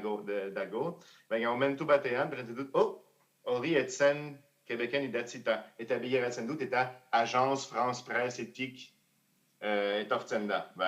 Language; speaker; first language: Basque; non-native, fluent; French